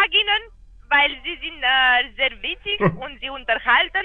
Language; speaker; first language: German; non-native, learner; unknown